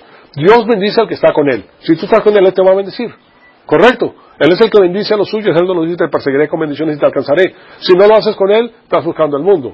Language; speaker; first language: Spanish; native; Spanish